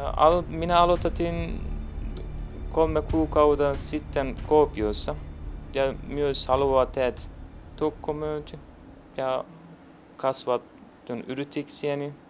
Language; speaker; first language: Finnish; non-native, learner; Turkish